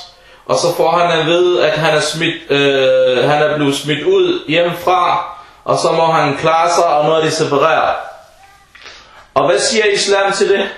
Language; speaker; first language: Danish; early bilingual, other home language; Arabic